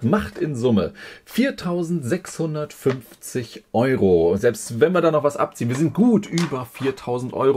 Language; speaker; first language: German; native; German